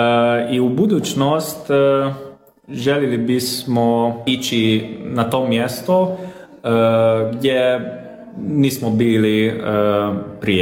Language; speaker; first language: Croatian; non-native, local second language; Hungarian